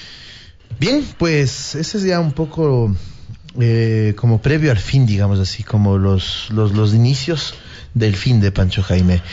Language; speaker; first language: Spanish; native; Spanish